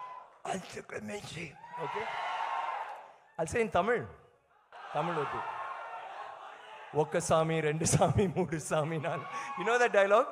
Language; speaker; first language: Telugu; non-native, learner; Tamil